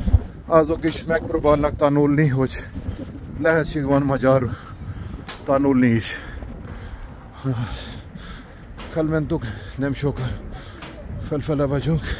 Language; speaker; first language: Hungarian; non-native, learner; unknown